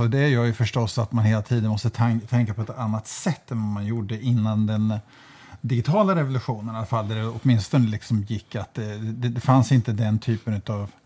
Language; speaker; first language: Swedish; native; Swedish